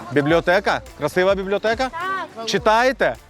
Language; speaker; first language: Ukrainian; non-native, local second language; Russian